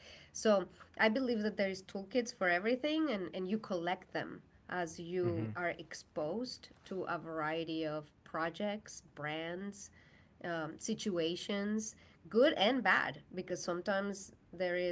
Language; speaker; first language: English; non-native, fluent; Spanish